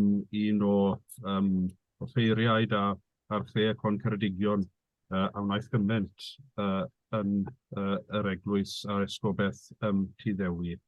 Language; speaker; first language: Welsh; native; Welsh